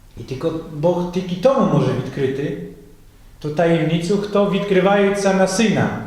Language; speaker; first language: Ukrainian; non-native, fluent; Polish